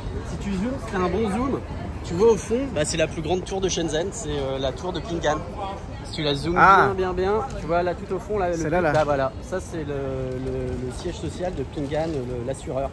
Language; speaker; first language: French; native; French